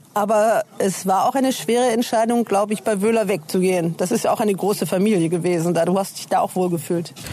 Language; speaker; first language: German; native; German